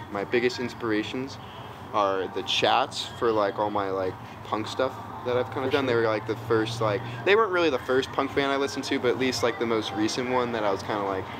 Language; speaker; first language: English; native; English